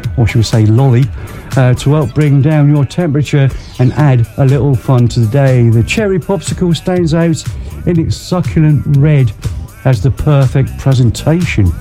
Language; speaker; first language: English; native; English